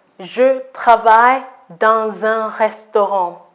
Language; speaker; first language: French; non-native, fluent; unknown